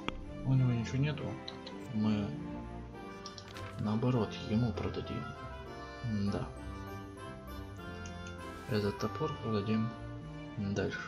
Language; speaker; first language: Russian; native; Russian